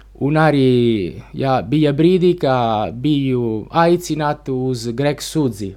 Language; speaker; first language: Latvian; non-native, learner; Italian